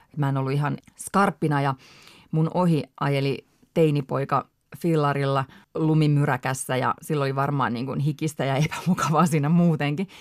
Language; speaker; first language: Finnish; native; Finnish